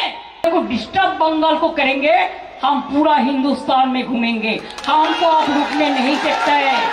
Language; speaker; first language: Hindi; non-native, local second language; Bangla